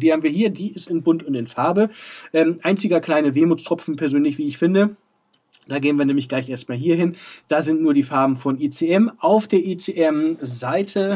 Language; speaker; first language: German; native; German